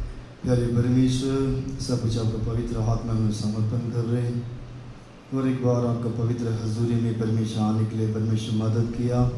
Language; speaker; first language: Hindi; non-native, local second language; Tamil